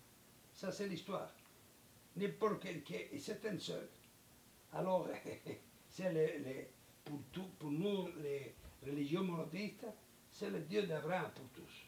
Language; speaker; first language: French; non-native, learner; Spanish